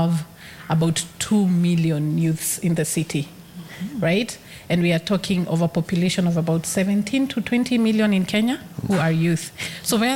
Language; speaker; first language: English; non-native, local second language; Kikuyu